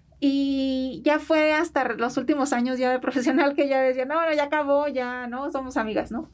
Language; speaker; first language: Spanish; native; Spanish